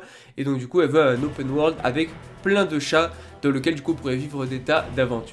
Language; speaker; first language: French; native; French